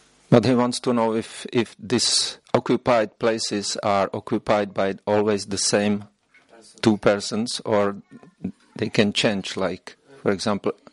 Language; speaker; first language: English; non-native, fluent; Czech